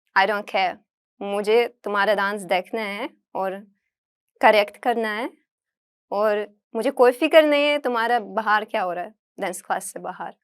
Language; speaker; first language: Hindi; non-native, fluent; Russian